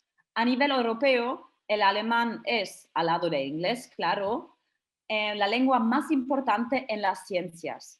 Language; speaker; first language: Spanish; non-native, fluent; German